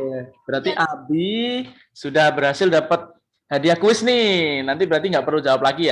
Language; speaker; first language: Indonesian; native; Indonesian